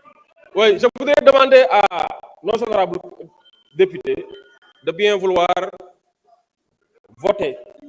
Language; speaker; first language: French; non-native, local second language; Wolof